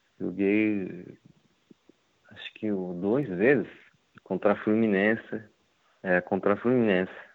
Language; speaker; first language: Portuguese; non-native, learner; Japanese